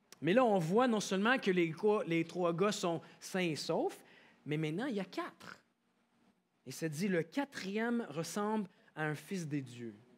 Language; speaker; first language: French; native; French